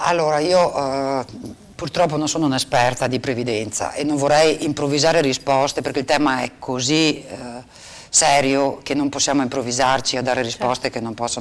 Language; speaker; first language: Italian; native; Italian